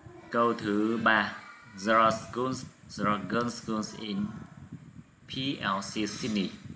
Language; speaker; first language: English; non-native, fluent; Vietnamese